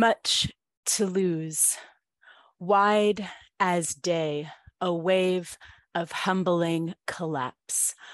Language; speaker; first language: English; native; English